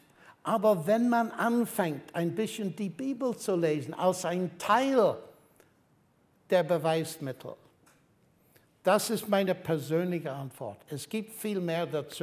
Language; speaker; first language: German; non-native, fluent; English